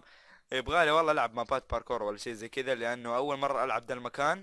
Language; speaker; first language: Arabic; native; Arabic